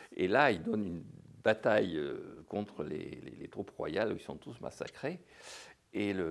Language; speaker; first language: French; native; French